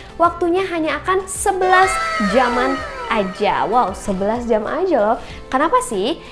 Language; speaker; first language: Indonesian; native; Indonesian